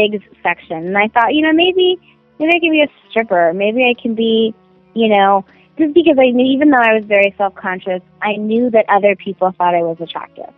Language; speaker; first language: English; native; English